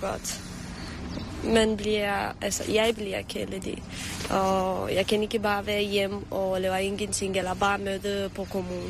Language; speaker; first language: Danish; early bilingual, other home language; Romanian